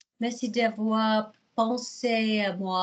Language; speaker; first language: French; non-native, learner; English